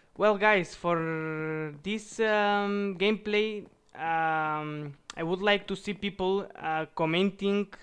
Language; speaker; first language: English; non-native, learner; Bulgarian